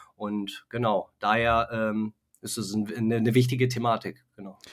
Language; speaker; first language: German; native; German